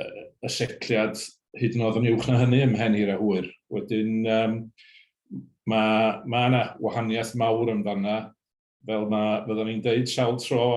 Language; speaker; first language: Welsh; native; Welsh